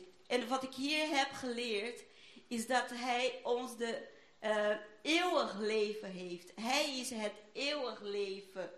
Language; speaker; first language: Dutch; non-native, fluent; Portuguese